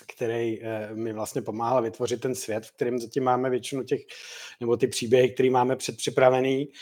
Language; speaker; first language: Czech; native; Czech